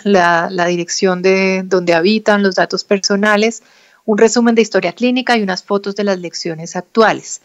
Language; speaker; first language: Spanish; native; Spanish